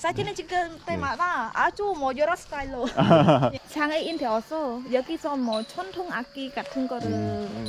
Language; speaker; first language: Korean; non-native, learner; Khmer